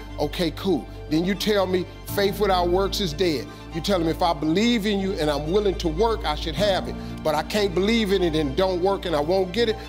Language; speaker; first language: English; native; English